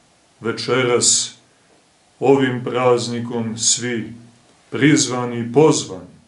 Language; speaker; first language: Serbian; native; Serbian